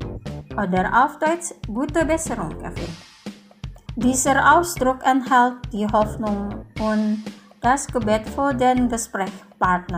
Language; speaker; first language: German; non-native, fluent; Indonesian